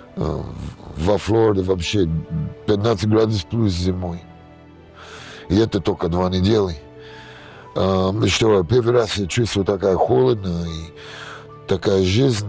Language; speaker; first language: Russian; non-native, learner; English